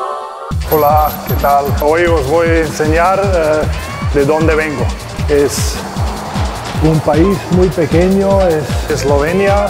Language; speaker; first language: Spanish; non-native, fluent; Slovenian